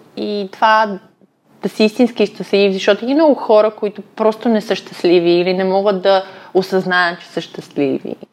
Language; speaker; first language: Bulgarian; native; Bulgarian